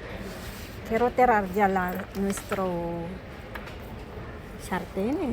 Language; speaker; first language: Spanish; non-native, learner; Filipino